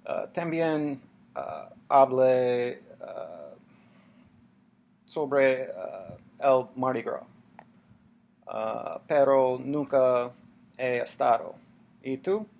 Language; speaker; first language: Spanish; non-native, learner; English